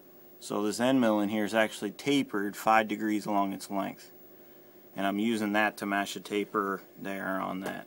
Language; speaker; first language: English; native; English